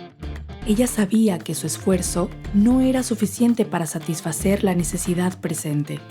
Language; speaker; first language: Spanish; native; Spanish